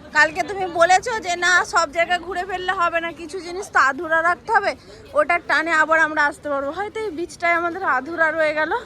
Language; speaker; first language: Bangla; native; Bangla